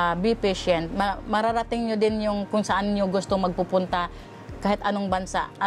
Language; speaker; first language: Filipino; non-native, local second language; Cebuano